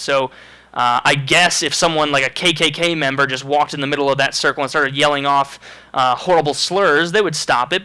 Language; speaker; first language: English; native; English